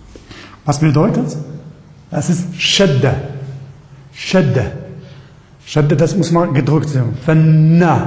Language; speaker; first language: German; non-native, fluent; Arabic